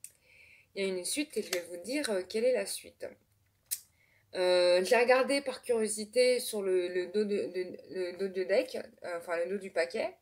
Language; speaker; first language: French; native; French